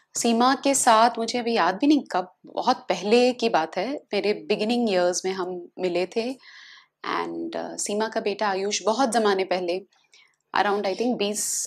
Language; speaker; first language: Hindi; native; Hindi